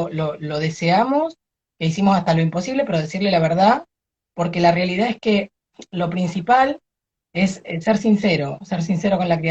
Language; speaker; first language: Spanish; native; Spanish